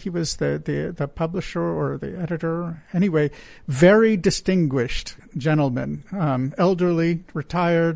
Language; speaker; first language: English; native; English